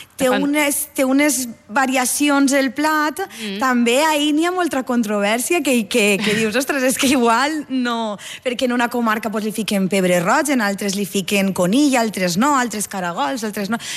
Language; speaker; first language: Catalan; native; Catalan